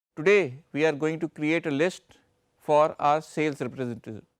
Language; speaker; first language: English; non-native, local second language; Urdu